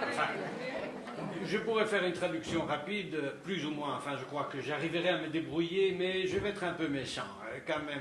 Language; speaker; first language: French; non-native, fluent; Spanish